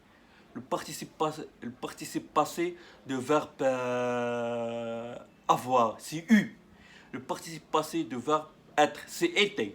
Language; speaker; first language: French; non-native, learner; Arabic